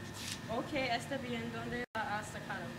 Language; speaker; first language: Spanish; non-native, learner; English